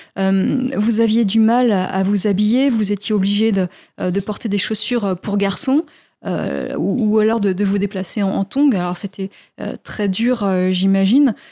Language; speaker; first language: French; native; French